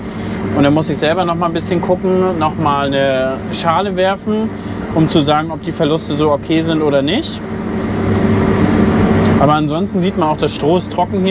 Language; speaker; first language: German; native; German